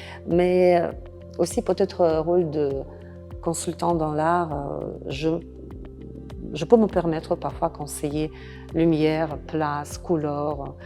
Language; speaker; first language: French; non-native, fluent; Russian